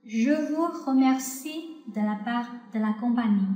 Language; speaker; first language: French; non-native, fluent; Chinese